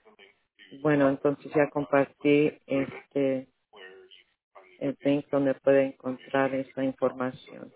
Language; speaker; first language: Spanish; early bilingual, heritage; Spanish